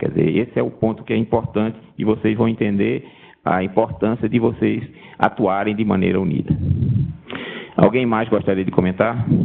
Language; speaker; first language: Portuguese; native; Portuguese